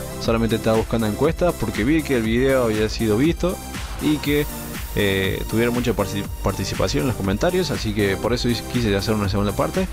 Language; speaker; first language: Spanish; native; Spanish